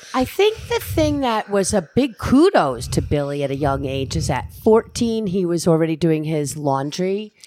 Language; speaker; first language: English; native; English